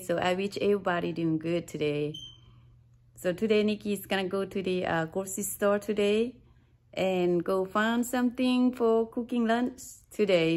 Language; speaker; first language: English; non-native, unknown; Thai